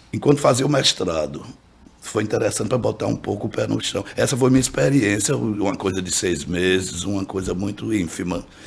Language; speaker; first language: Portuguese; native; Portuguese